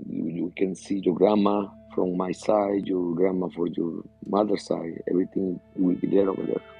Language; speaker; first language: English; non-native, fluent; Spanish